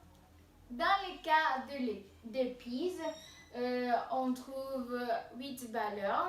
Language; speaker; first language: French; non-native, fluent; Spanish